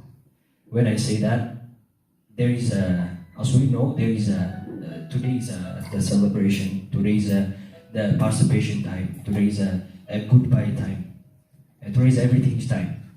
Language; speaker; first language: English; non-native, learner; Oromo